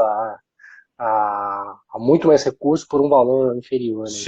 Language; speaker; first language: Portuguese; native; Portuguese